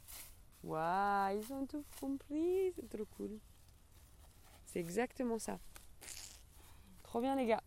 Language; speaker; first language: French; native; French